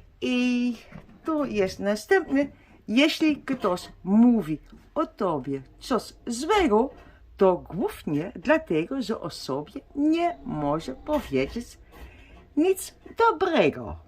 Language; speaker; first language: Polish; non-native, learner; Dutch